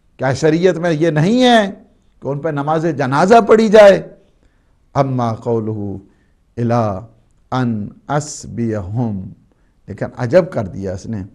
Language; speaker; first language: Urdu; native; Urdu